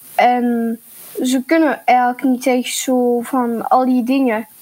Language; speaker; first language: Dutch; early bilingual, other home language; Lithuanian